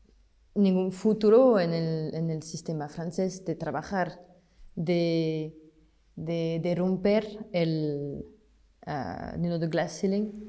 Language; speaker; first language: Spanish; non-native, fluent; French